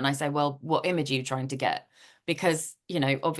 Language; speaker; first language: English; native; English